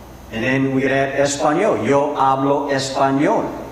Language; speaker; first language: Spanish; non-native, fluent; English